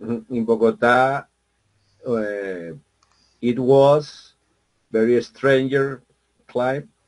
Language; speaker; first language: English; non-native, learner; Spanish